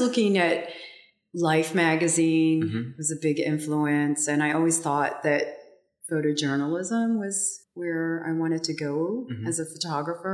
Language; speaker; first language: English; native; English